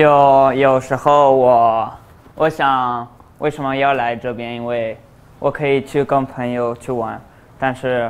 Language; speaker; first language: Chinese; early bilingual, other home language; Spanish